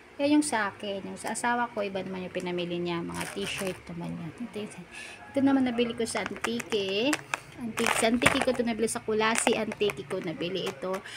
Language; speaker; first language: Filipino; non-native, local second language; Cebuano